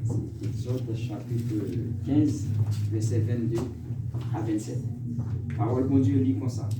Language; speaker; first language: French; non-native, local second language; Haitian Creole